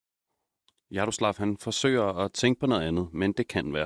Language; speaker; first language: Danish; native; Danish